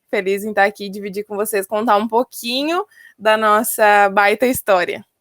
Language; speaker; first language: Portuguese; native; Portuguese